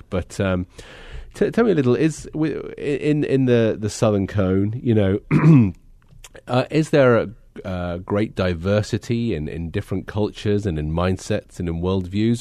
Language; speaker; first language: English; native; English